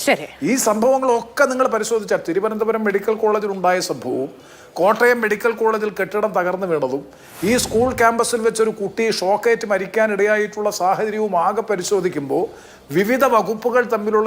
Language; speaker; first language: Malayalam; native; Malayalam